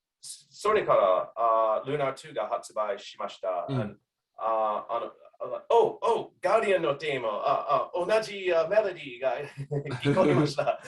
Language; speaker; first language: Japanese; non-native, learner; English